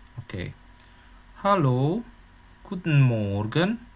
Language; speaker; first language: German; non-native, fluent; Indonesian